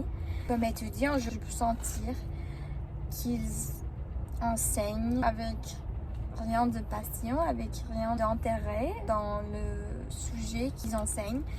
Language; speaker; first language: French; non-native, learner; English